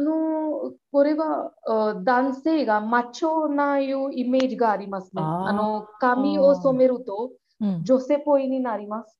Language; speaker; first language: Japanese; non-native, learner; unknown